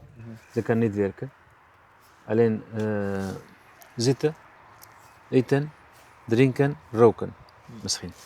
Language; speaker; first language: Dutch; non-native, learner; Arabic